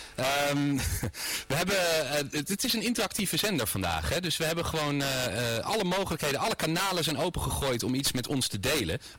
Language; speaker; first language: Dutch; native; Dutch